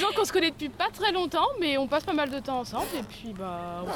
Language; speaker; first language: French; native; French